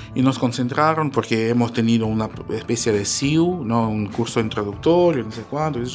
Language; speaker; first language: Spanish; non-native, fluent; Russian